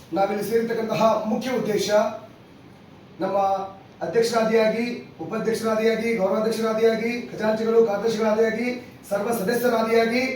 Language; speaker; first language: Kannada; non-native, local second language; Lambadi